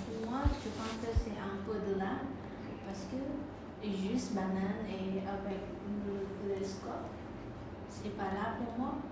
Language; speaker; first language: French; non-native, learner; Khmer